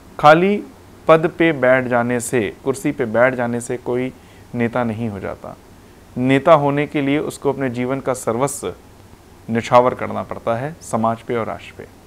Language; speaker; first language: Hindi; non-native, local second language; Punjabi